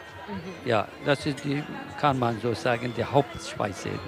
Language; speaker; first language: German; non-native, learner; Kurdish